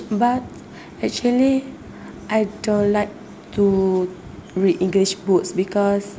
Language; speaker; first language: English; non-native, learner; Malay